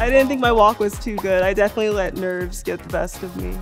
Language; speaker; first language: English; native; English